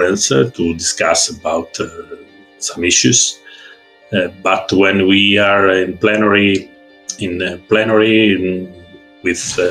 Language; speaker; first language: English; non-native, learner; Italian